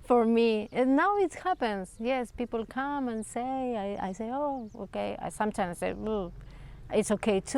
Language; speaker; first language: English; non-native, learner; Spanish